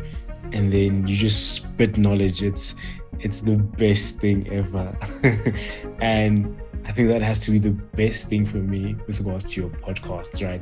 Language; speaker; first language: English; non-native, local second language; Southern Sotho